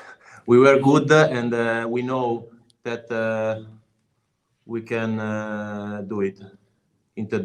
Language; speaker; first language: English; non-native, learner; Italian